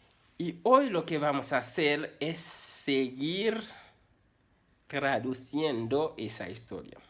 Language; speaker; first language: Spanish; non-native, fluent; Haitian Creole